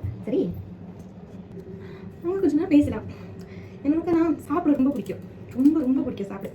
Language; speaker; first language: Tamil; non-native, learner; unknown